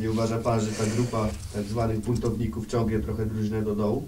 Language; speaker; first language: Polish; native; Polish